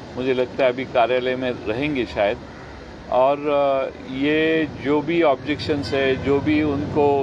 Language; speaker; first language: Hindi; non-native, local second language; Marathi